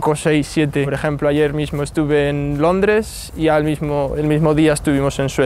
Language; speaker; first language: Spanish; native; Spanish